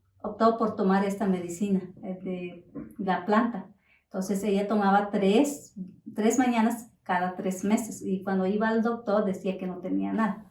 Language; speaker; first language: Spanish; native; Spanish